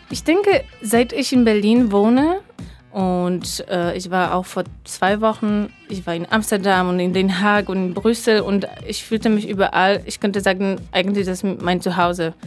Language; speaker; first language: German; non-native, fluent; Polish